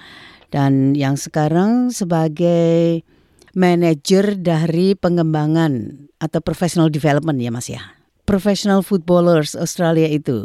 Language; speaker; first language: Indonesian; native; Indonesian